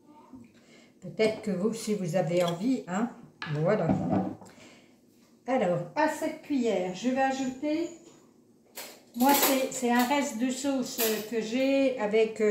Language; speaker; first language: French; native; French